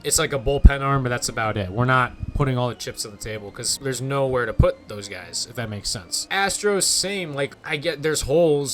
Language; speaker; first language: English; native; English